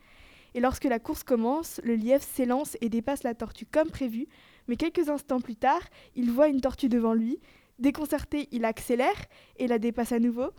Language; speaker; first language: French; native; French